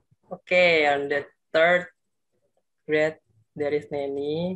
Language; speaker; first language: English; non-native, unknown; Indonesian